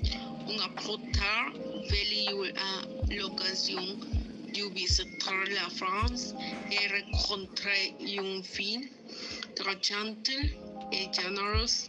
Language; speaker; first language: French; non-native, learner; Spanish